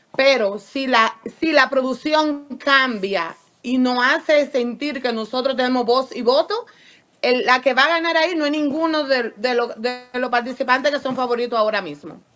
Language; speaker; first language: Spanish; native; Spanish